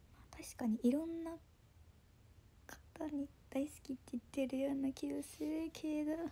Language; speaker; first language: Japanese; native; Japanese